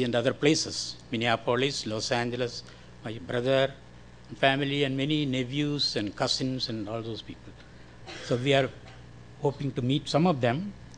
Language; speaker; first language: English; non-native, local second language; Malayalam